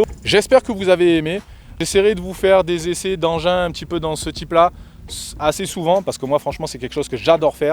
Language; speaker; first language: French; native; French